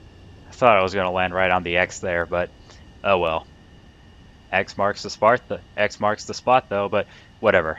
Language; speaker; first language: English; native; English